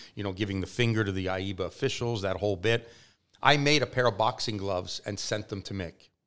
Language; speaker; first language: English; native; English